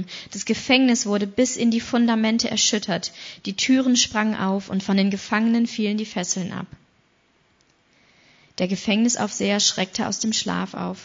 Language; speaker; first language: German; native; German